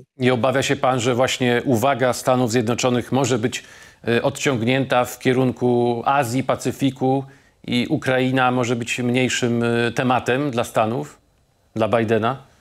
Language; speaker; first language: Polish; native; Polish